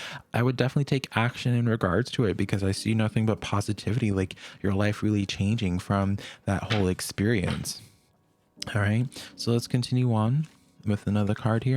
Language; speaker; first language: English; native; English